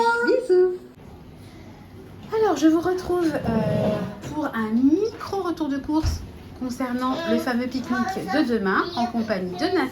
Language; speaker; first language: French; native; French